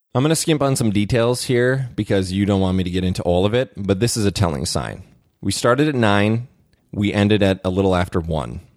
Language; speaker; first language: English; native; English